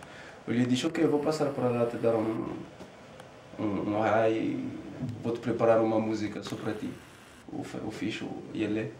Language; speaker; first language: Portuguese; non-native, learner; French